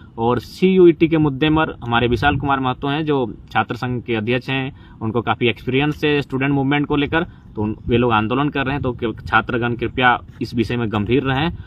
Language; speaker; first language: Hindi; non-native, local second language; Magahi